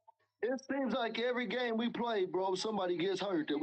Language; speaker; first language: English; native; English